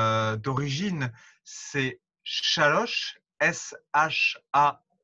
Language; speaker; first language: French; native; French